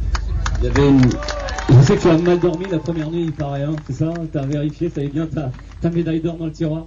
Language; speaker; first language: French; native; French